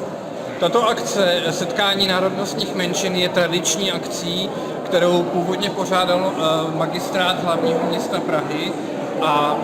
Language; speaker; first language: Czech; native; Czech